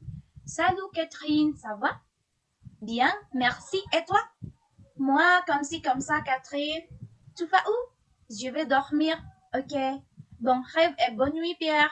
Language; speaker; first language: French; non-native, learner; Indonesian